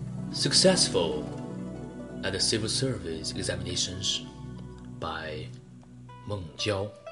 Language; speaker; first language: English; non-native, fluent; Chinese